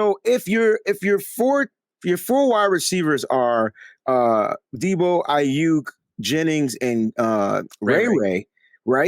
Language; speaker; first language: English; native; English